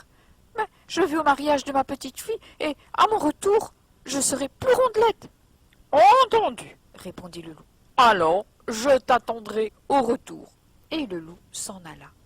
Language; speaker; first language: French; native; French